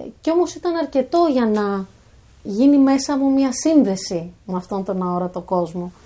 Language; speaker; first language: Greek; native; Greek